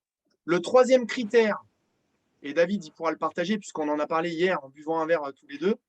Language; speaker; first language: French; native; French